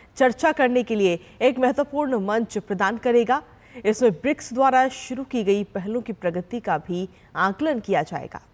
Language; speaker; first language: Hindi; native; Hindi